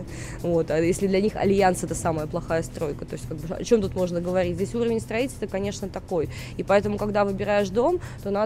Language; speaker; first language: Russian; native; Russian